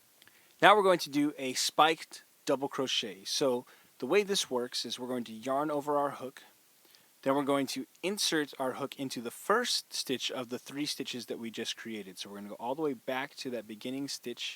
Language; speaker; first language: English; native; English